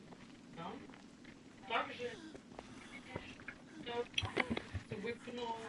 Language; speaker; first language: Czech; non-native, learner; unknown